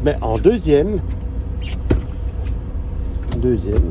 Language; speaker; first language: French; native; French